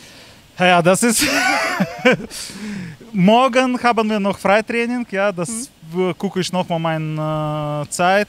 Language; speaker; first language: German; non-native, learner; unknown